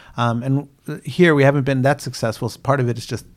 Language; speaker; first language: English; native; English